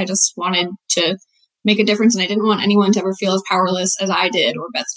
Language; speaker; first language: English; native; English